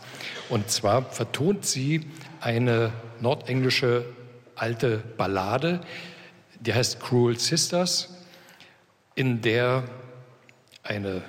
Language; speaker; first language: German; native; German